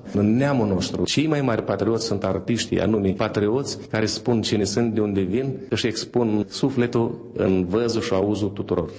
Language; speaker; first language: Romanian; native; Romanian